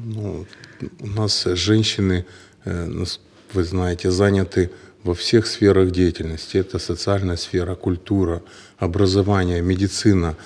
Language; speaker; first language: Russian; native; Russian